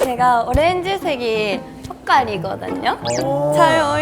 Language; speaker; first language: Korean; non-native, learner; Japanese